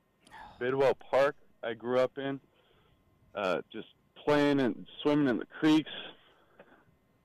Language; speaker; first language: English; native; English